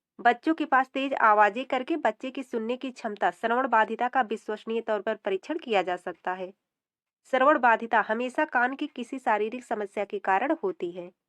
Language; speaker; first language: Hindi; native; Hindi